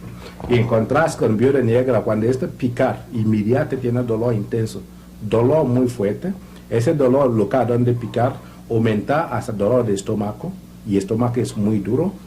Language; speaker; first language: Spanish; non-native, learner; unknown